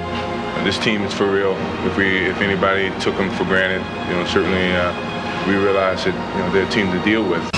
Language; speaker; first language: English; native; English